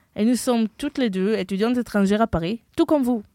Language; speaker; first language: French; non-native, fluent; Hebrew